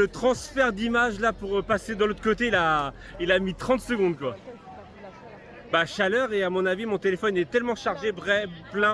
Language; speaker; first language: French; native; French